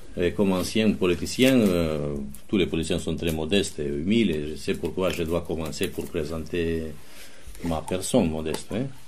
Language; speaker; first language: French; non-native, fluent; Romanian